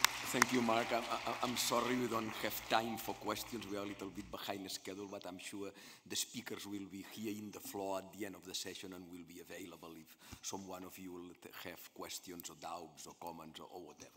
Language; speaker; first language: English; non-native, fluent; Spanish